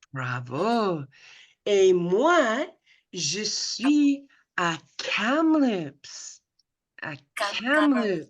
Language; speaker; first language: French; non-native, fluent; English